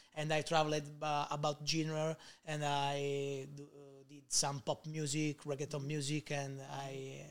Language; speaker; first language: English; non-native, learner; Italian